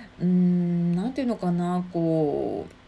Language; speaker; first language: Japanese; native; Japanese